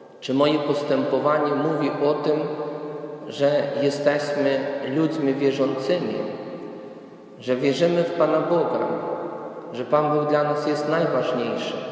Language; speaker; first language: Polish; non-native, fluent; Ukrainian